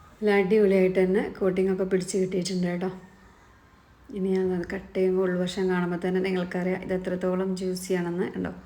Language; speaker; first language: Malayalam; native; Malayalam